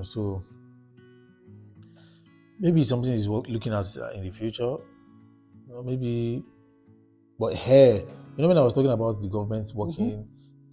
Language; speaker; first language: English; non-native, local second language; Yoruba